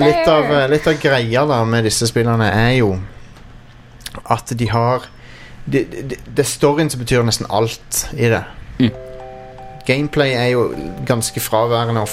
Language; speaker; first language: Norwegian; native; Norwegian